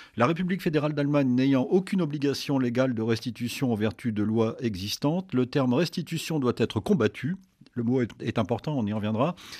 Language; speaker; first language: French; native; French